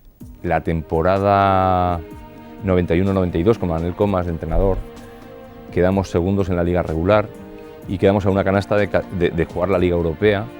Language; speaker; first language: Spanish; native; Spanish